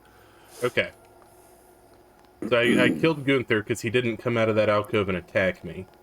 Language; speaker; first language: English; native; English